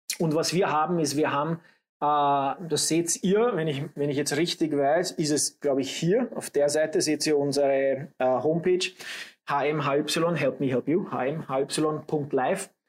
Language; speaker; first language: German; early bilingual, other home language; English